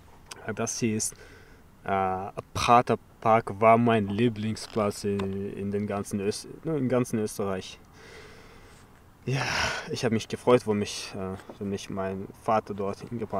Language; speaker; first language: German; early bilingual, other home language; Chechen